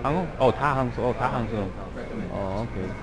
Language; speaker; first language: Korean; non-native, learner; English